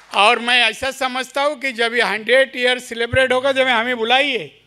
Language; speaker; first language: Hindi; non-native, local second language; Marathi